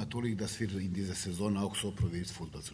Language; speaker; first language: German; non-native, learner; Serbian